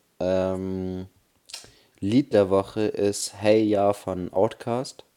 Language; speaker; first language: German; native; German